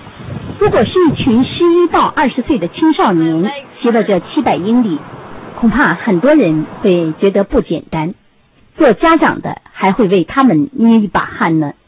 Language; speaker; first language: Chinese; native; Chinese